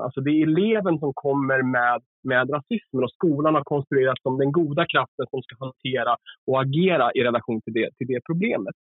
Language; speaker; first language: Swedish; native; Swedish